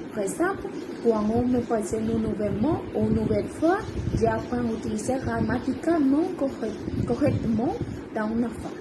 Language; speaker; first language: French; non-native, learner; Spanish